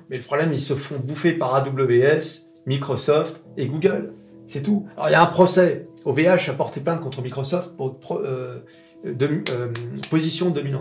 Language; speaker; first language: French; native; French